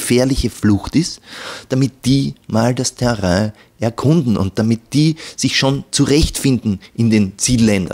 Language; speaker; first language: German; native; German